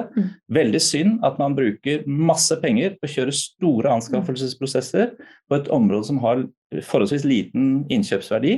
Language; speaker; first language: Norwegian; native; Norwegian